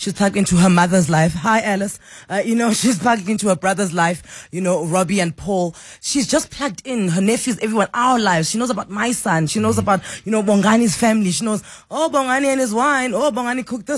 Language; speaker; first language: English; non-native, local second language; Xhosa